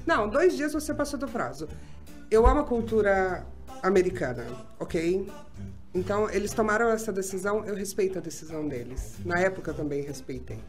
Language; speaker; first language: Portuguese; native; Portuguese